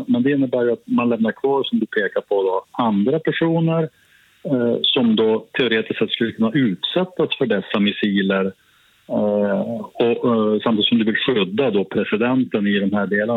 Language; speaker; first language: Swedish; native; Swedish